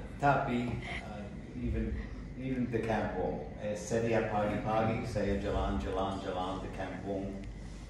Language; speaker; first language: Indonesian; non-native, learner; English